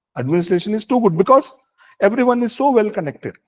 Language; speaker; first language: English; non-native, local second language; Kannada